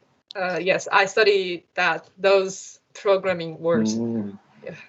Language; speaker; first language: English; non-native, learner; Korean